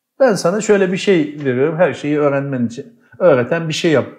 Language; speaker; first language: Turkish; native; Turkish